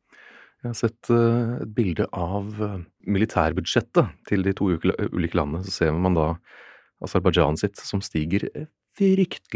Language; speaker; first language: Norwegian; native; Norwegian